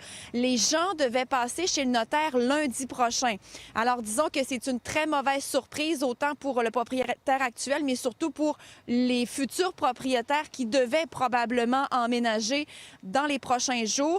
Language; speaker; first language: French; native; French